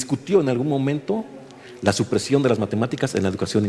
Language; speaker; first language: Spanish; native; Spanish